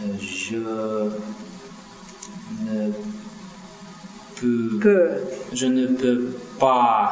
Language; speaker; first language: French; non-native, learner; Russian